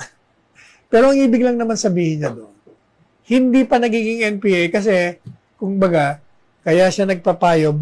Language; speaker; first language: Filipino; native; Filipino